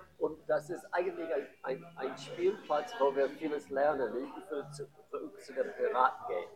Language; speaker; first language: German; non-native, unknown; English